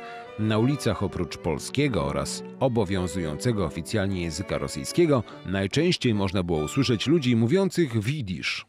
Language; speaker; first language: Polish; native; Polish